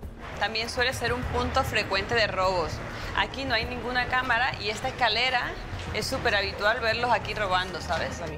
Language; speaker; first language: Spanish; native; Spanish